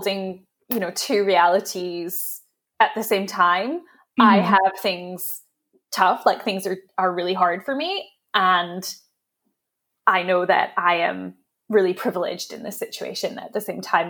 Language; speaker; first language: English; native; English